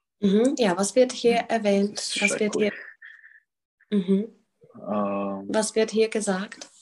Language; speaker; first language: German; non-native, fluent; Czech